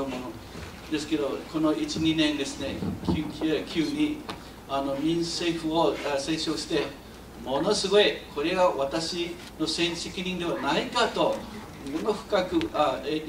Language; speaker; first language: Japanese; non-native, fluent; Chinese